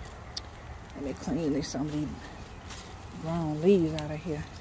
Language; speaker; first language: English; native; English